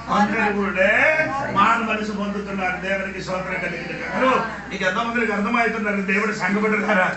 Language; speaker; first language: Telugu; non-native, fluent; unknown